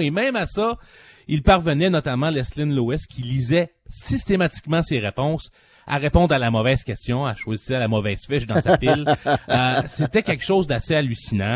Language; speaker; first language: French; native; French